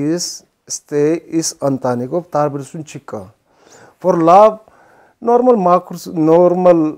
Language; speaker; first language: Armenian; non-native, learner; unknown